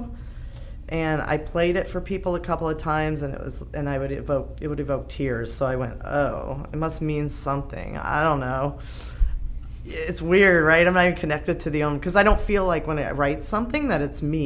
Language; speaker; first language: English; native; English